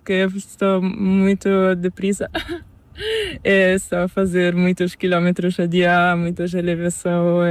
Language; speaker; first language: Spanish; non-native, learner; Italian